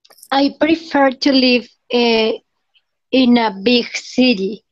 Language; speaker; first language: English; non-native, learner; Spanish